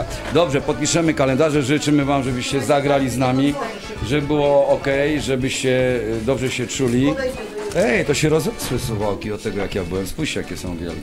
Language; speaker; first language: Polish; native; Polish